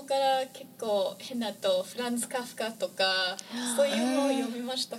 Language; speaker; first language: Japanese; non-native, fluent; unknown